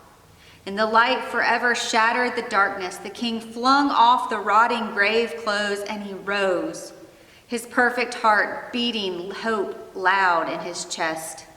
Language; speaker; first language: English; native; English